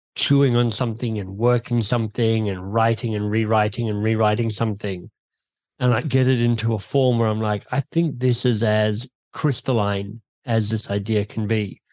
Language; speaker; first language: English; native; English